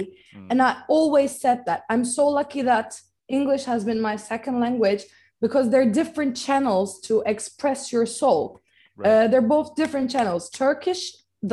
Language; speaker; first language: English; non-native, fluent; Turkish